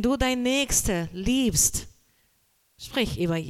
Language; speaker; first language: German; non-native, learner; Portuguese